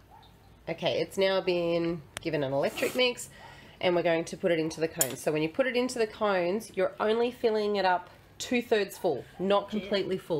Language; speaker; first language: English; native; English